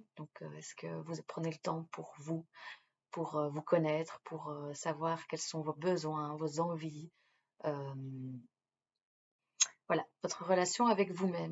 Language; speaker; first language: French; native; French